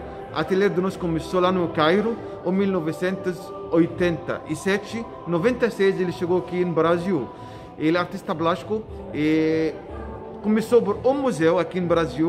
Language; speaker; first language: Portuguese; non-native, learner; Arabic